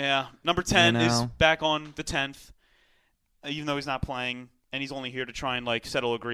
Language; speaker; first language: English; native; English